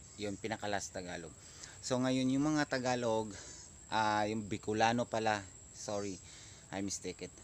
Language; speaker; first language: Filipino; non-native, local second language; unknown